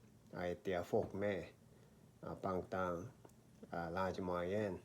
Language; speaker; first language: French; non-native, learner; Korean